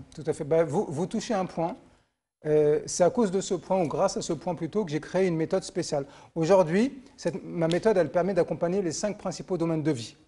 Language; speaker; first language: French; native; French